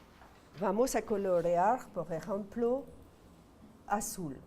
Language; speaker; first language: Spanish; non-native, fluent; French